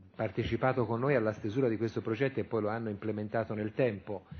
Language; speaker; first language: Italian; native; Italian